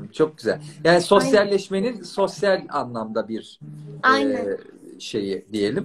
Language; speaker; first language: Turkish; native; Turkish